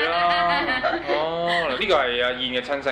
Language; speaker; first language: Cantonese; native; Cantonese